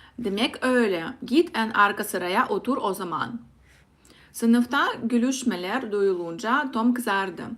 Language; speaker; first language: Turkish; non-native, learner; Russian